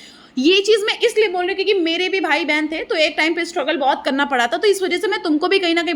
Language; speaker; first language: Hindi; native; Hindi